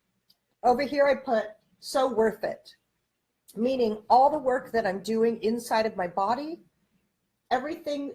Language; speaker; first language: English; native; English